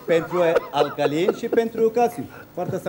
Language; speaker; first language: Romanian; non-native, learner; Turkish